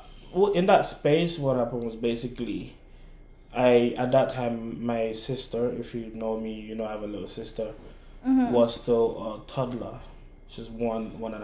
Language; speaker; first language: English; non-native, local second language; Yoruba